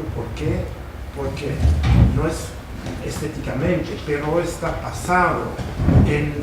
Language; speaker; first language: Spanish; non-native, fluent; German